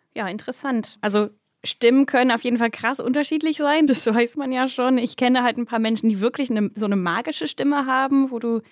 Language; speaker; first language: German; non-native, fluent; English